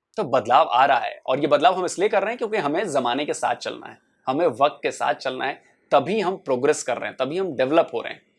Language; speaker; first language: Hindi; native; Hindi